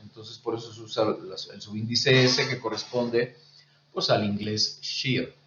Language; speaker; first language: Spanish; native; Spanish